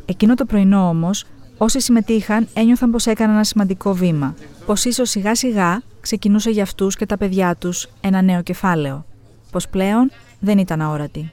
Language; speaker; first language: Greek; native; Greek